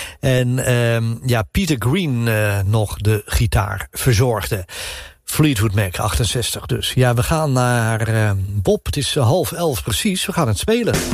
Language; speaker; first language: Dutch; native; Dutch